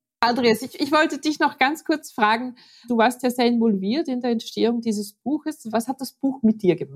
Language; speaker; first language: German; native; German